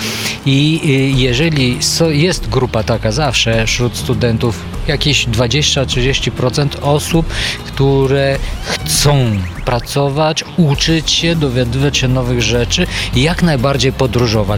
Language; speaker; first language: Polish; non-native, fluent; Bulgarian